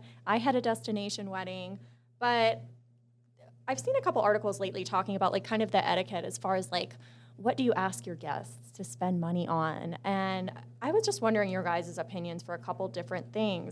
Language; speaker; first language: English; native; English